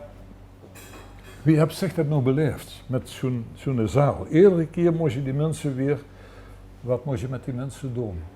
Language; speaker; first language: Dutch; native; Dutch